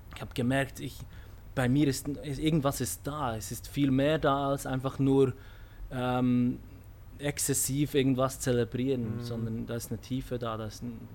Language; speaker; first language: German; native; German